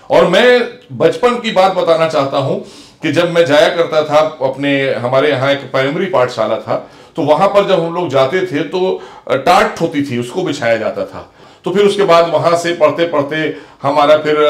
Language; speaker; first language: Hindi; native; Hindi